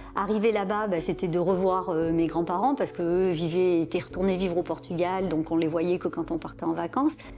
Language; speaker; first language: French; early bilingual, other home language; Portuguese